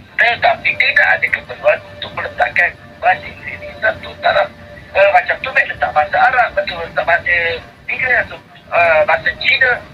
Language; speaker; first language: Malay; native; Malay